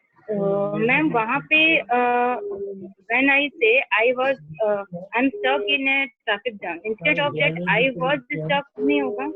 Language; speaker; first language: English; non-native, learner; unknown